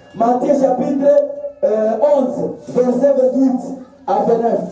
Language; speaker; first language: French; non-native, local second language; Swahili